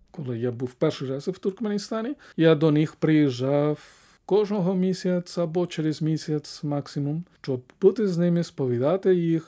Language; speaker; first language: Ukrainian; non-native, fluent; Spanish